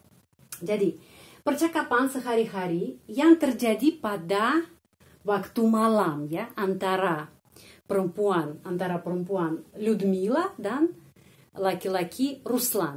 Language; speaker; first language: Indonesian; non-native, fluent; Russian